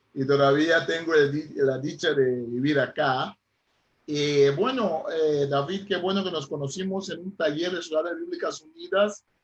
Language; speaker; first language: Spanish; non-native, fluent; Papiamento